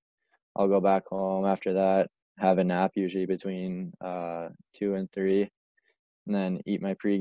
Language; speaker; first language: English; native; English